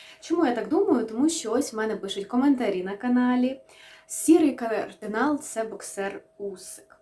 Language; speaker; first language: Ukrainian; non-native, local second language; Russian